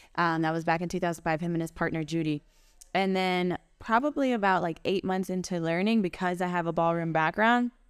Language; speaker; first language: English; early bilingual, other home language; German